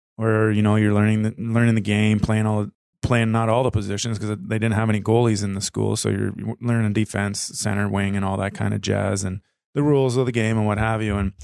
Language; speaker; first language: English; native; English